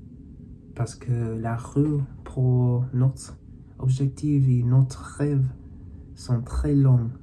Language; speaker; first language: French; non-native, learner; English